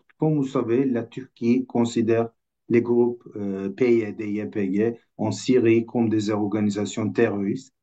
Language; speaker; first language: French; non-native, fluent; Turkish